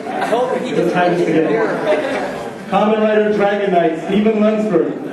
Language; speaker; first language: English; native; English